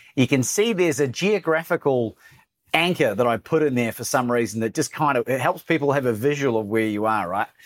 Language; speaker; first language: English; native; English